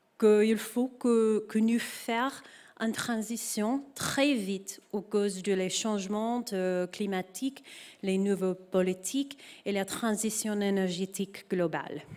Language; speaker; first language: French; non-native, learner; English